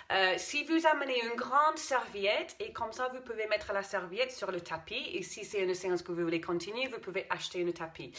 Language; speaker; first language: French; non-native, fluent; English